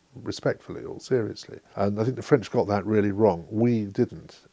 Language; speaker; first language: English; native; English